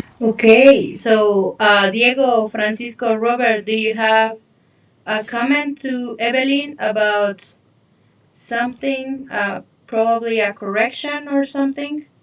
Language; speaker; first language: English; non-native, fluent; Spanish